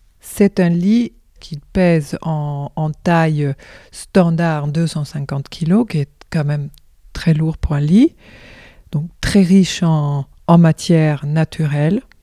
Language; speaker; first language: French; non-native, fluent; Swedish